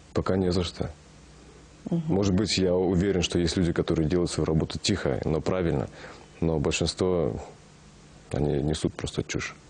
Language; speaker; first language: Russian; non-native, local second language; Kazakh